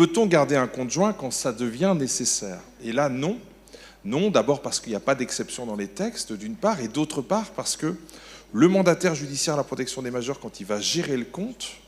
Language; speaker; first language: French; native; French